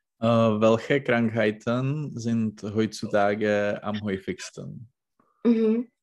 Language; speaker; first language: German; non-native, learner; Czech